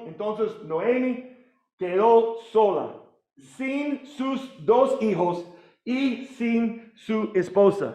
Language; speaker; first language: Spanish; non-native, learner; English